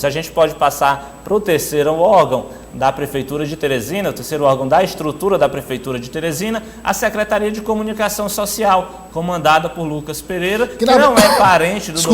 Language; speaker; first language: Portuguese; native; Portuguese